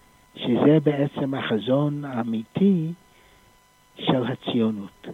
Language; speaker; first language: Hebrew; non-native, fluent; English